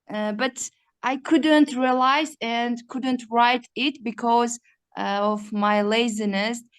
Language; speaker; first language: English; non-native, learner; Uzbek